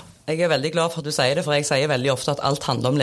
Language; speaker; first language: Norwegian; native; Norwegian